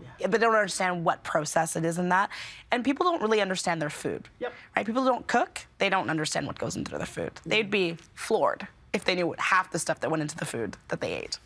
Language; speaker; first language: English; native; English